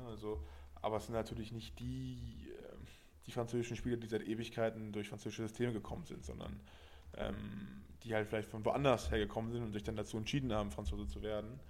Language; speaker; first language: German; native; German